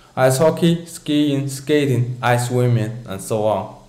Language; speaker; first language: English; non-native, fluent; Chinese